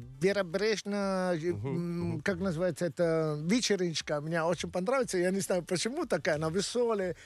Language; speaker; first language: Russian; non-native, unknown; Italian